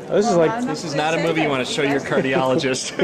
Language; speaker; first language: English; native; English